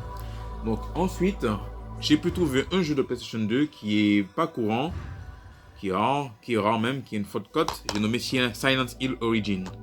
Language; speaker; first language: French; native; French